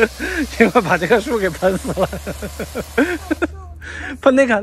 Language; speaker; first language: Chinese; native; Chinese